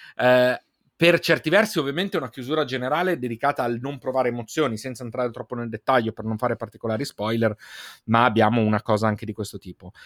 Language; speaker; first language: Italian; native; Italian